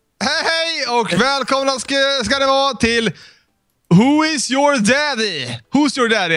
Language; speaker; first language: Swedish; native; Swedish